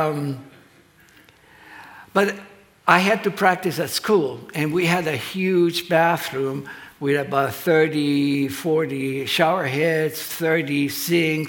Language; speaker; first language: English; non-native, fluent; Spanish